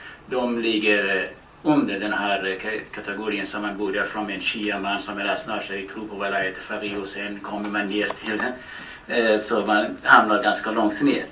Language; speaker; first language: Swedish; non-native, fluent; Baluchi